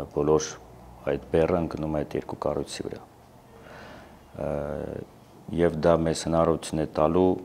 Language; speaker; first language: Armenian; native; Armenian